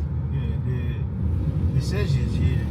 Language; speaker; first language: English; non-native, learner; Mandingo